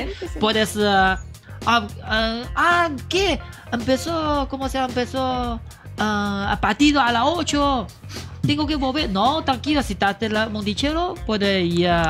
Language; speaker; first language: Spanish; non-native, learner; Chinese